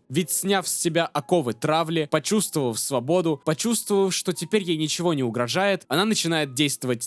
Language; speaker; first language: Russian; native; Russian